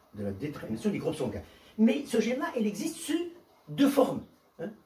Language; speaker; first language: French; non-native, local second language; Arabic